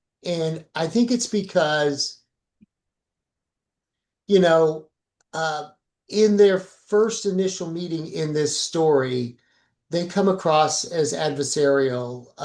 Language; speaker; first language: English; native; English